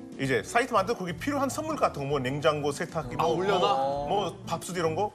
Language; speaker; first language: Korean; non-native, fluent; Hindi